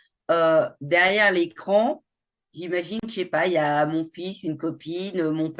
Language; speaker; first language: French; native; French